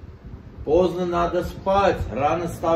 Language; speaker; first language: Russian; non-native, fluent; Armenian